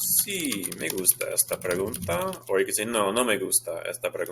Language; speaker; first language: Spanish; non-native, fluent; English